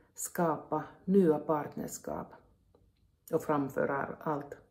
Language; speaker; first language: Swedish; non-native, local second language; Finnish